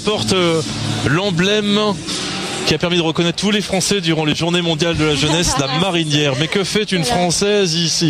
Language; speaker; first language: French; native; French